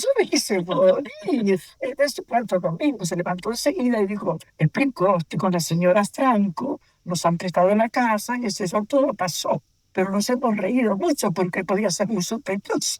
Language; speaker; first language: Spanish; native; Spanish